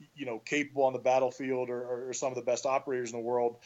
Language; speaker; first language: English; native; English